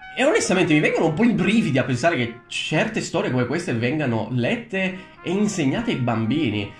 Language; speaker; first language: Italian; early bilingual, other home language; Romanian